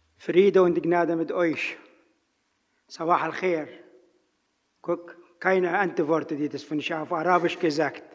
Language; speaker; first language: German; non-native, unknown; Arabic